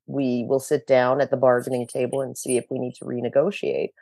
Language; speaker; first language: English; native; English